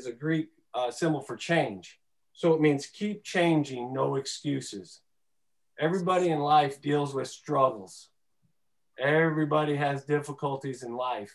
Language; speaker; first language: English; native; English